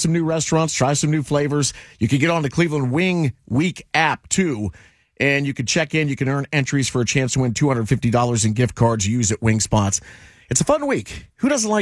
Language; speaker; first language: English; native; English